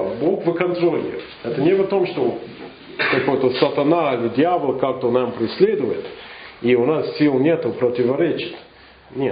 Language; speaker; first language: Russian; non-native, learner; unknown